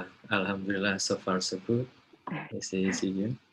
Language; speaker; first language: English; non-native, fluent; Indonesian